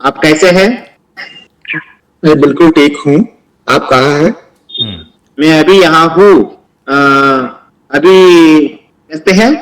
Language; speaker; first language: Hindi; non-native, learner; Telugu